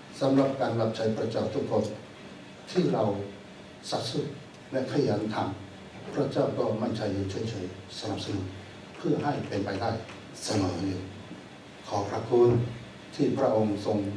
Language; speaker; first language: Thai; non-native, fluent; Korean